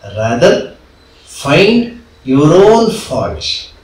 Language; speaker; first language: English; non-native, local second language; Kannada